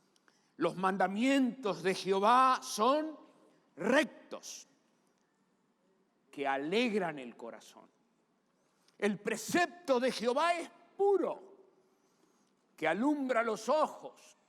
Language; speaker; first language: Spanish; native; Spanish